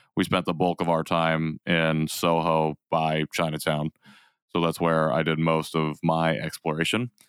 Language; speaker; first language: English; native; English